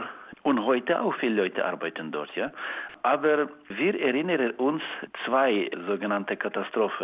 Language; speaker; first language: German; non-native, learner; Ukrainian